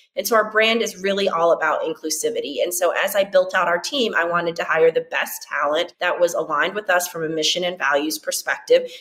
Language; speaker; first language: English; native; English